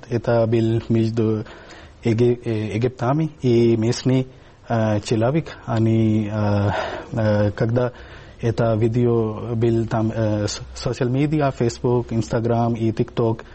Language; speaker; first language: Russian; non-native, learner; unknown